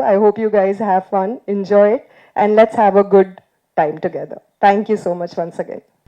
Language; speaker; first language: English; non-native, local second language; Tamil